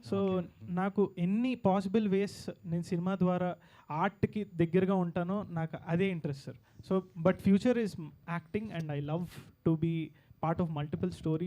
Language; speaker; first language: Telugu; native; Telugu